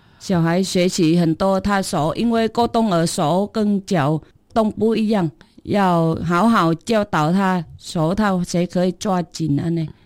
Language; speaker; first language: Chinese; non-native, learner; Vietnamese